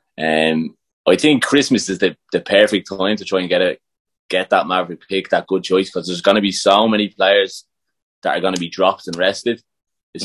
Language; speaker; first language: English; native; English